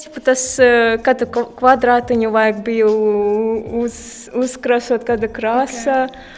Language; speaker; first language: Latvian; non-native, local second language; Russian